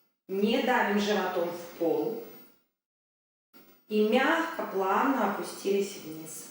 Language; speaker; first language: Russian; native; Russian